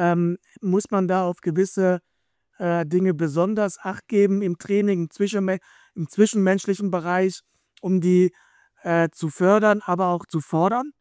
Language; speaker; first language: German; native; German